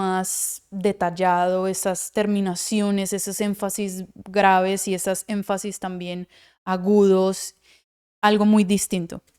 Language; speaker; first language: Spanish; native; Spanish